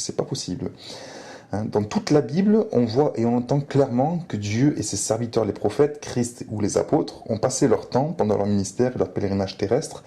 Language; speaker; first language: French; native; French